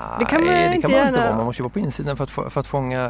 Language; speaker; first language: Swedish; native; Swedish